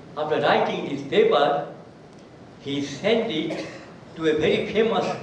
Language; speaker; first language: English; non-native, local second language; Bangla